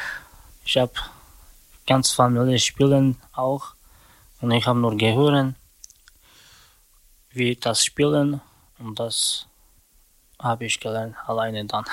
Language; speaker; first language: German; non-native, learner; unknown